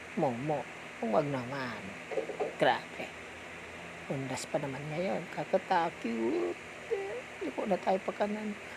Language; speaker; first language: Filipino; non-native, local second language; Bikol